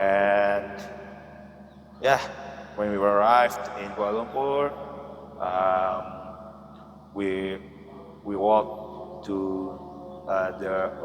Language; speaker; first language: English; non-native, learner; Indonesian